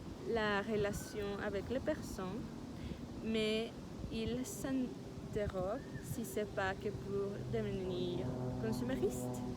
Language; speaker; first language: French; non-native, learner; Spanish